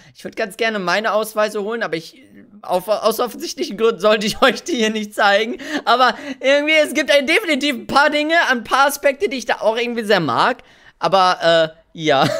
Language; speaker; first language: German; early bilingual, other home language; Hungarian